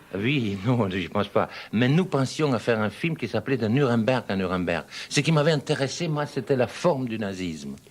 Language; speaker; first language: French; non-native, fluent; Serbian